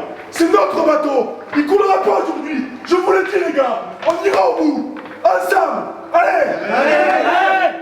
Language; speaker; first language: French; native; French